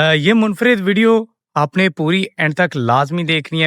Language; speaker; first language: Urdu; non-native, local second language; Punjabi